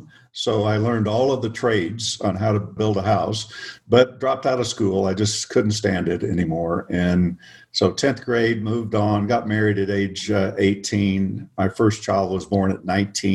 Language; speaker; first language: English; native; English